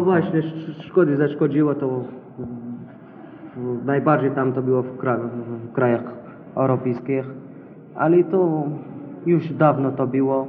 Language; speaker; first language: Polish; non-native, learner; Arabic